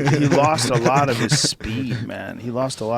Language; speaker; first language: English; native; English